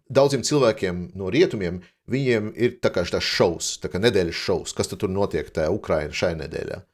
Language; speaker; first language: Latvian; non-native, local second language; Russian